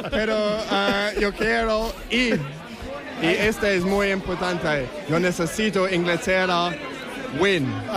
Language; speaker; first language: Spanish; non-native, learner; English